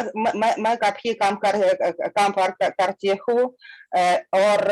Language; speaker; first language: Hindi; non-native, learner; Russian